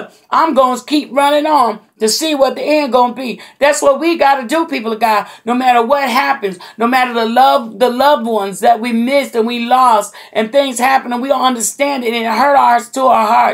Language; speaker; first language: English; native; English